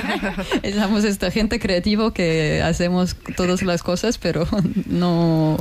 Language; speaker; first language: Spanish; non-native, learner; Russian